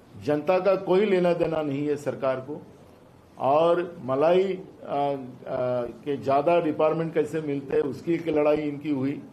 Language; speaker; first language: Hindi; non-native, local second language; Marathi